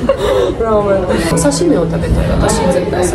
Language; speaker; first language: Japanese; non-native, fluent; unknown